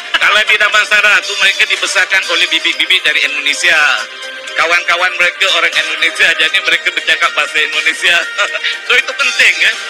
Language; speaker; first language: Malay; native; Malay